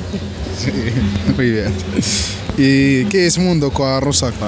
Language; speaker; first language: Spanish; non-native, learner; Arabic